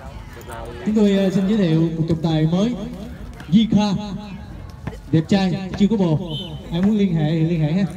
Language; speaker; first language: Vietnamese; native; Vietnamese